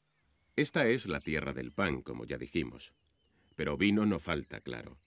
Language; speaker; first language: Spanish; native; Spanish